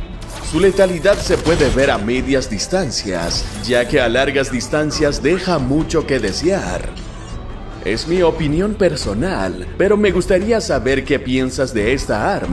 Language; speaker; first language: Spanish; native; Spanish